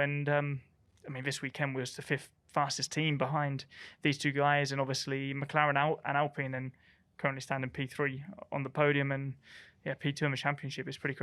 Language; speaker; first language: English; native; English